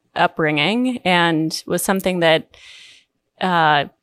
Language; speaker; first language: English; native; English